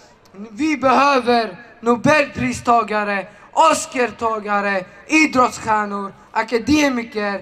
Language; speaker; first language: Swedish; early bilingual, other home language; Assyrian Neo-Aramaic